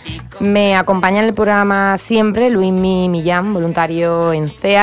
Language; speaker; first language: Spanish; native; Spanish